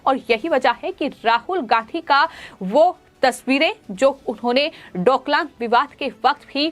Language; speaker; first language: Hindi; native; Hindi